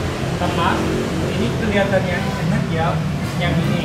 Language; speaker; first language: Indonesian; non-native, learner; Korean